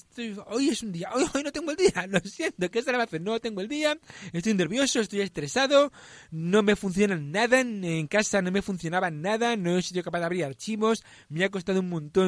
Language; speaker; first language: Spanish; native; Spanish